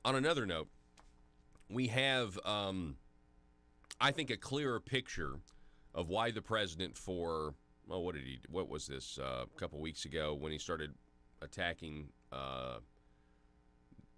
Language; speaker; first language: English; native; English